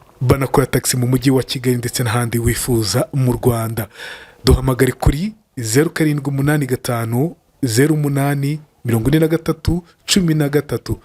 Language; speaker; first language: Kinyarwanda; native; Kinyarwanda